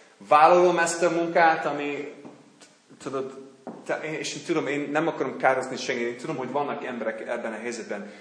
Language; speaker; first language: Hungarian; non-native, fluent; English